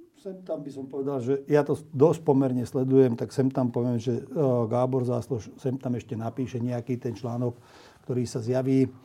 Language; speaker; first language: Slovak; non-native, local second language; Hungarian